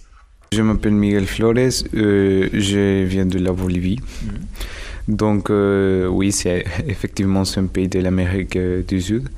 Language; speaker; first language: French; non-native, fluent; Spanish